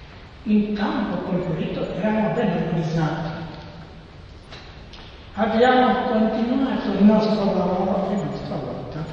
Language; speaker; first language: Italian; non-native, learner; Serbian